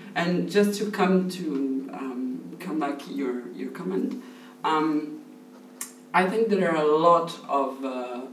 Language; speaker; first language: English; non-native, learner; Portuguese